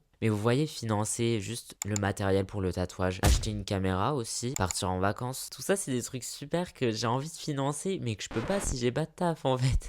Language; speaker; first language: French; native; French